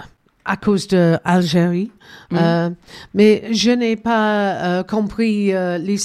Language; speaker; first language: French; non-native, learner; English